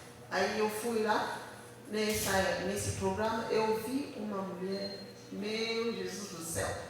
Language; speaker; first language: Portuguese; non-native, learner; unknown